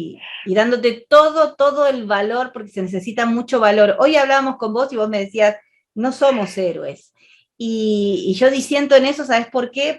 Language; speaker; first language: Spanish; native; Spanish